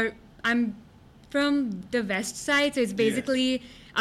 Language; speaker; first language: English; non-native, local second language; Gujarati